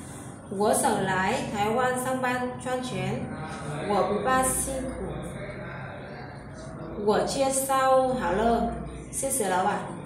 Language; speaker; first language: Chinese; non-native, learner; Vietnamese